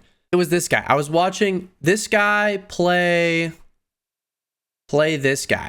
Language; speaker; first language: English; native; English